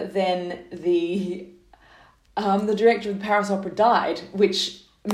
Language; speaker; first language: English; native; English